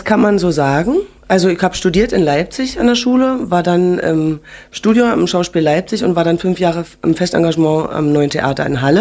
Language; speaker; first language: German; native; German